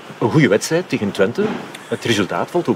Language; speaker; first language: Dutch; native; Dutch